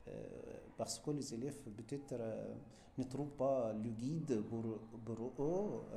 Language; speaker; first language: French; non-native, fluent; Arabic